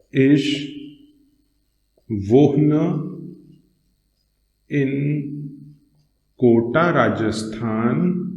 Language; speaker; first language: German; non-native, fluent; Hindi